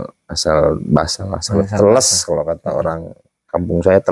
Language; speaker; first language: Indonesian; native; Indonesian